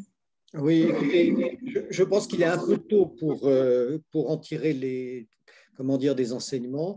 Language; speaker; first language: French; native; French